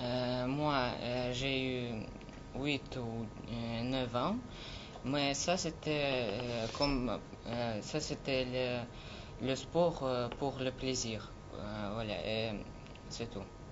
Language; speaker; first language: French; non-native, learner; Russian